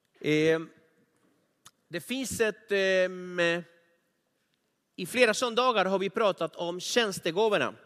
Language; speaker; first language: Swedish; non-native, fluent; Spanish